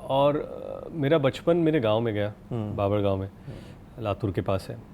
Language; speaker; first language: Hindi; non-native, local second language; Marathi